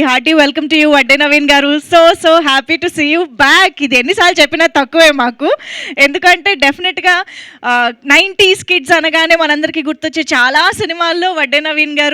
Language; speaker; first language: Telugu; native; Telugu